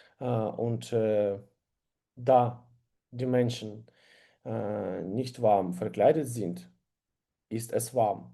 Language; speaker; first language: German; non-native, learner; Ukrainian